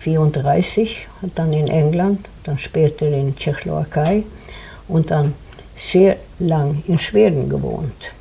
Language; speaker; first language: German; non-native, fluent; Swedish